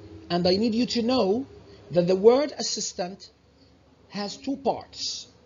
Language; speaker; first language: English; non-native, fluent; Arabic